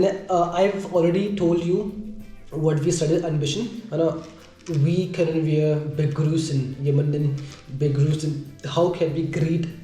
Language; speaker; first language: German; non-native, learner; Hindi